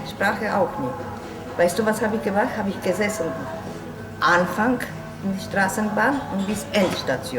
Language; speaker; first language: German; non-native, learner; Polish